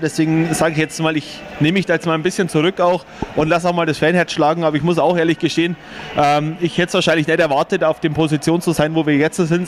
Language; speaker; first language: German; native; German